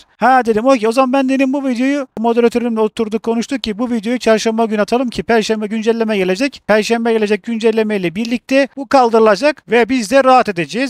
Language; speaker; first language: Turkish; native; Turkish